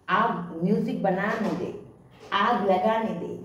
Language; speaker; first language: Hindi; non-native, local second language; Bangla